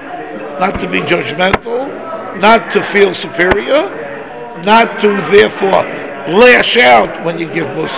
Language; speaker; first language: English; native; English